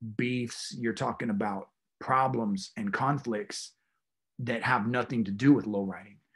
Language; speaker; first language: English; native; English